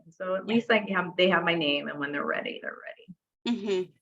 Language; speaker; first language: English; native; English